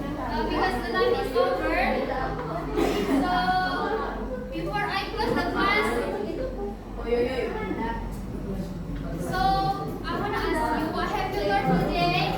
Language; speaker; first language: English; non-native, learner; Indonesian